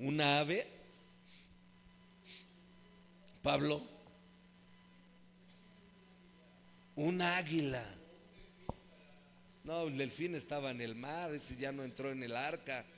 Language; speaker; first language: Spanish; native; Spanish